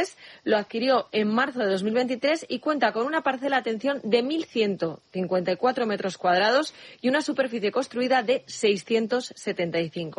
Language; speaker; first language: Spanish; native; Spanish